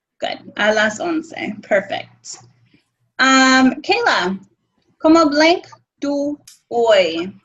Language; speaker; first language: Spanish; non-native, fluent; English